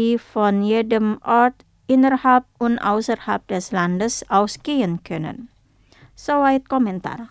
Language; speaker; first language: German; non-native, fluent; Indonesian